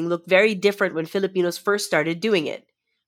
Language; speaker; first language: English; non-native, local second language; Filipino